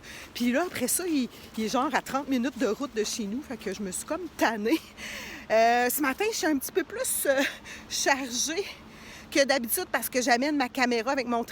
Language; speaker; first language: French; native; French